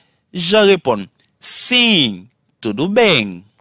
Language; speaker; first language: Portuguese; non-native, fluent; Haitian Creole